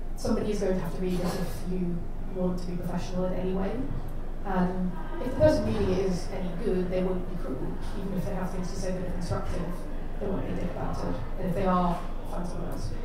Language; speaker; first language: English; native; English